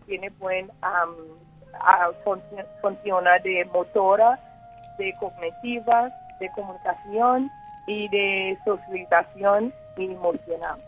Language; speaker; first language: Spanish; non-native, learner; English